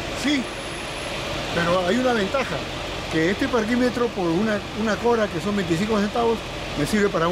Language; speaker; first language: Spanish; native; Spanish